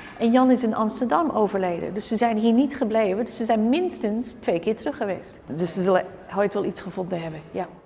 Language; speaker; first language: Dutch; native; Dutch